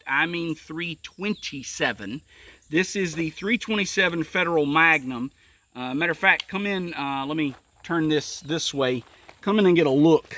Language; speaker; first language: English; native; English